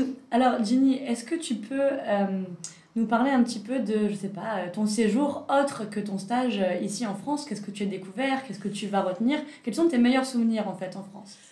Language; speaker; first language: French; native; French